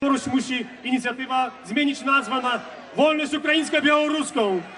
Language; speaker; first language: Polish; non-native, fluent; Belarusian